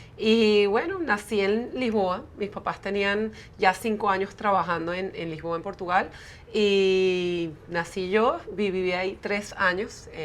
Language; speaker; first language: Spanish; early bilingual, heritage; Spanish